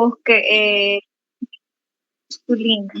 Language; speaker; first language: Portuguese; non-native, learner; Spanish